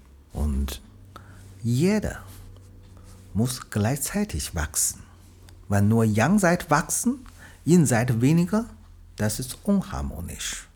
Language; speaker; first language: German; non-native, learner; Chinese